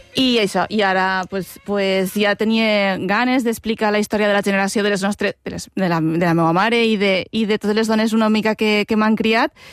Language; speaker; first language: Catalan; native; Catalan